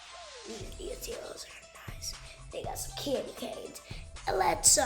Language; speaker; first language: English; native; English